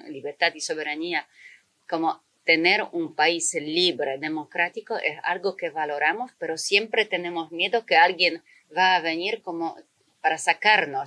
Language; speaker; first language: Spanish; non-native, fluent; Polish